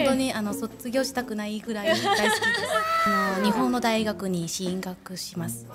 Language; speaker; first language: Japanese; non-native, learner; Chinese